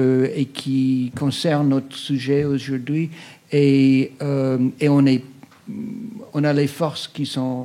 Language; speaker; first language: French; non-native, fluent; English